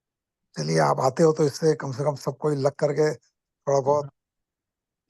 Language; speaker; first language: Hindi; native; Hindi